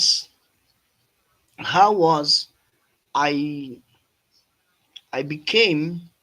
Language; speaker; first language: English; non-native, fluent; Portuguese